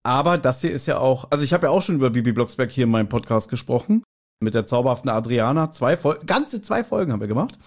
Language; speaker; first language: German; native; German